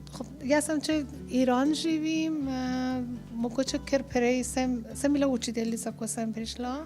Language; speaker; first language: Slovenian; non-native, learner; Persian